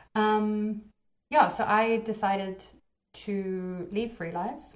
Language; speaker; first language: English; native; English